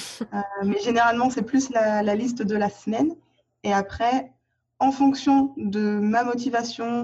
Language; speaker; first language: French; native; French